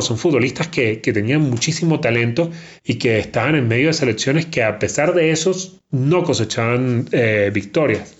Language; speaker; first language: Spanish; native; Spanish